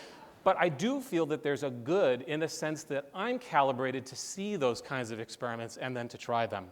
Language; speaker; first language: English; native; English